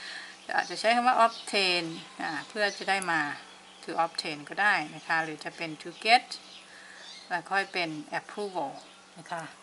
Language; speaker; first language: Thai; native; Thai